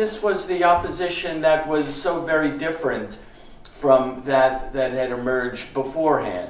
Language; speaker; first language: English; native; English